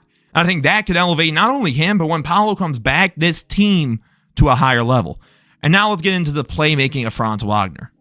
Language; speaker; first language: English; native; English